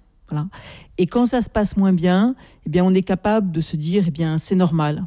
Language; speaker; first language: French; native; French